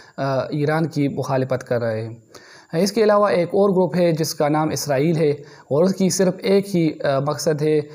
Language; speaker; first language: Urdu; non-native, local second language; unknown